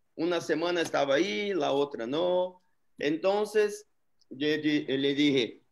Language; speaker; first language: Spanish; non-native, learner; Portuguese